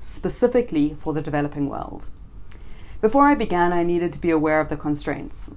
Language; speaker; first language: English; native; English